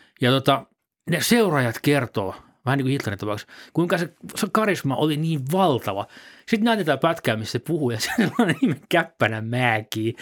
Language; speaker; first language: Finnish; native; Finnish